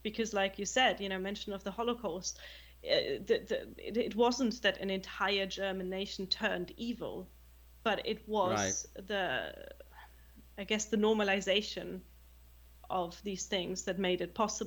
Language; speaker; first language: English; non-native, fluent; German